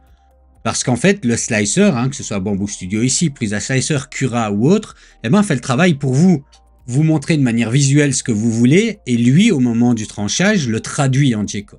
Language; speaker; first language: French; native; French